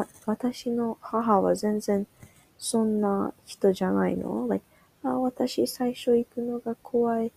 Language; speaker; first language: Japanese; non-native, learner; English